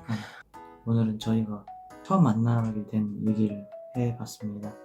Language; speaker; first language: Korean; native; Korean